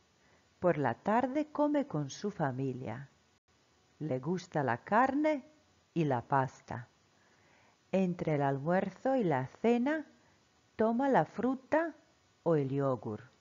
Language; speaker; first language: Spanish; non-native, fluent; Croatian